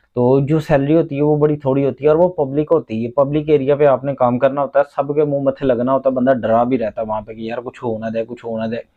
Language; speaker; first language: Urdu; non-native, local second language; Punjabi